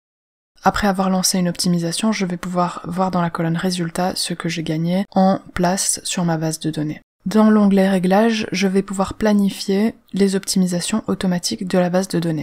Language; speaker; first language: French; native; French